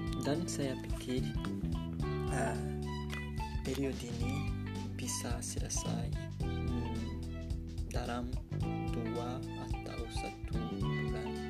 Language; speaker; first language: Indonesian; non-native, learner; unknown